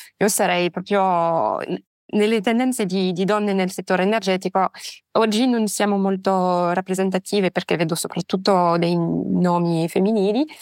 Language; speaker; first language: Italian; non-native, fluent; French